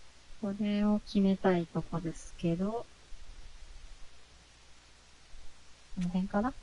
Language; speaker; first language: Japanese; native; Japanese